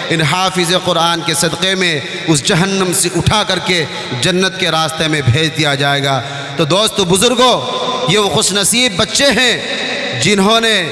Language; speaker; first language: Urdu; non-native, local second language; Bangla